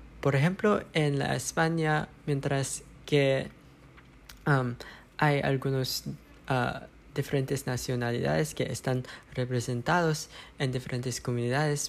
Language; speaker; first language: Spanish; non-native, learner; English